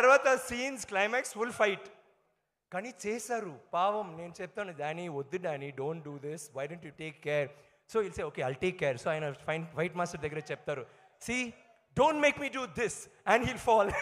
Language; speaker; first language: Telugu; non-native, learner; Tamil